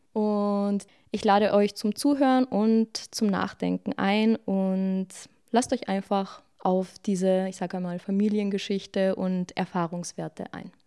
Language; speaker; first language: German; early bilingual, other home language; Bosnian